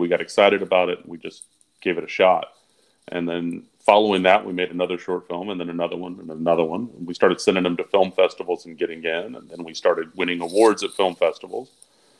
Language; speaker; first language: English; native; English